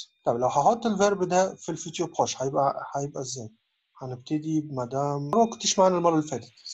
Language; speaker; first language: French; non-native, fluent; Arabic